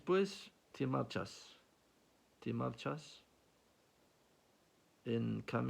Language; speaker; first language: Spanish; non-native, learner; Arabic